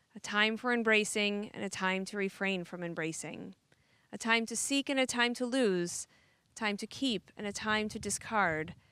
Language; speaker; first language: English; native; English